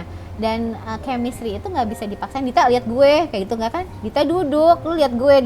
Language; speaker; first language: Indonesian; native; Indonesian